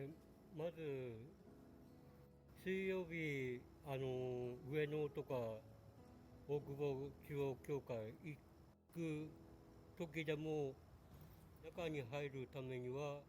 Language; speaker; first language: Japanese; native; Japanese